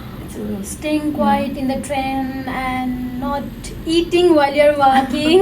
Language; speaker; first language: English; non-native, fluent; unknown